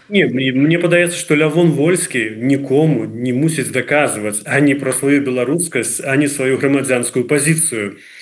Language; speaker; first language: Belarusian; non-native, local second language; Russian